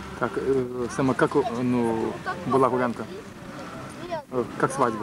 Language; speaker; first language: Russian; native; Russian